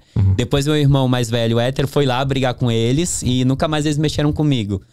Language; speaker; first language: Portuguese; native; Portuguese